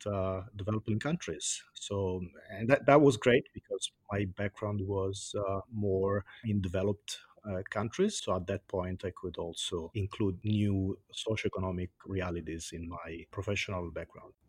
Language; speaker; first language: English; non-native, fluent; Italian